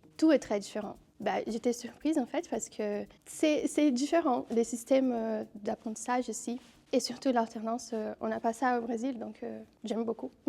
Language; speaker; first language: French; non-native, fluent; Portuguese